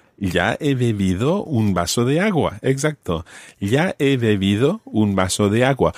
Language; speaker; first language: Spanish; non-native, fluent; English